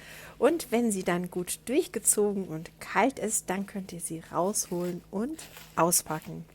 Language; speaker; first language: German; native; German